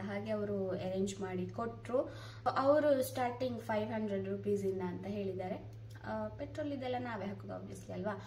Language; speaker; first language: Kannada; native; Kannada